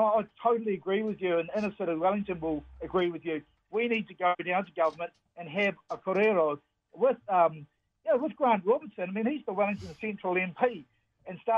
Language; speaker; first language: English; native; English